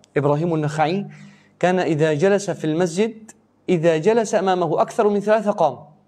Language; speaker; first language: Malay; native; Malay